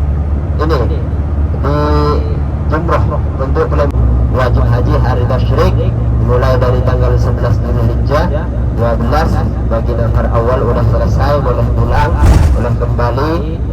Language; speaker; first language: Indonesian; native; Indonesian